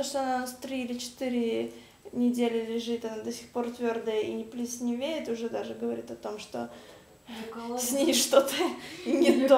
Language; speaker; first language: Russian; early bilingual, heritage; Russian